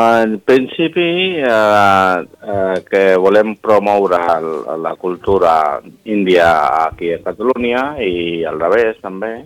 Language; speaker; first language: Catalan; non-native, learner; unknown